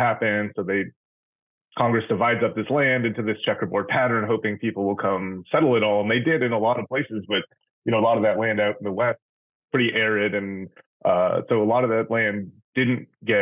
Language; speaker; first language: English; native; English